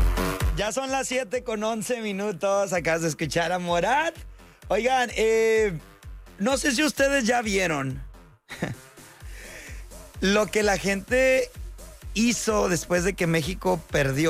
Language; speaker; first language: Spanish; native; Spanish